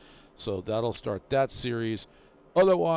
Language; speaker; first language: English; native; English